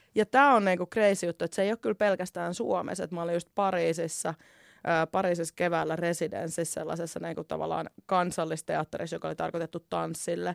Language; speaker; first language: Finnish; native; Finnish